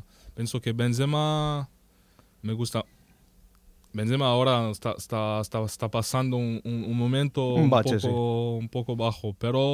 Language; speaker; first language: Spanish; non-native, learner; French